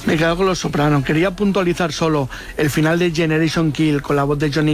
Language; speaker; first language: Spanish; native; Spanish